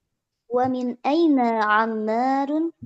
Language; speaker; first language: Arabic; non-native, learner; Indonesian